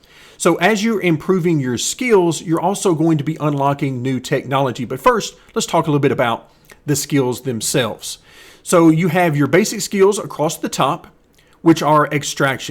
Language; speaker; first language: English; native; English